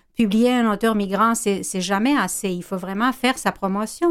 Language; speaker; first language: French; non-native, fluent; Romanian